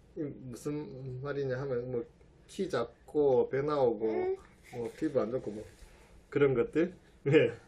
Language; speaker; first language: Korean; native; Korean